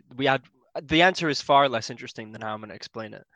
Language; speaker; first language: English; native; English